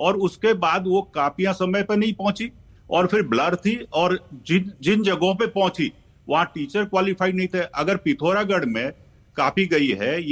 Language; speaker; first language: Hindi; native; Hindi